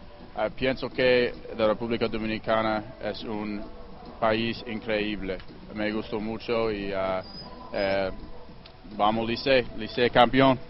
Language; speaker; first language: Spanish; non-native, learner; English